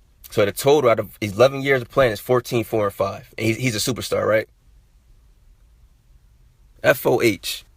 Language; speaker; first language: English; native; English